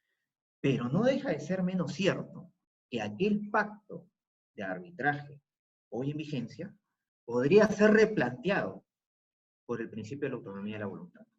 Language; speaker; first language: Spanish; native; Spanish